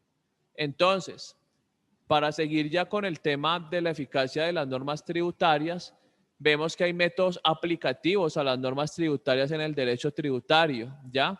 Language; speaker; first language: Spanish; native; Spanish